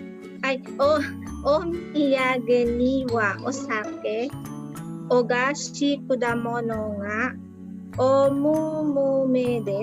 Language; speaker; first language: Japanese; non-native, learner; Filipino